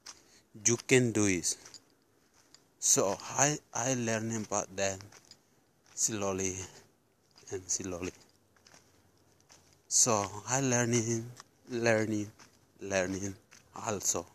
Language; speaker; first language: English; non-native, learner; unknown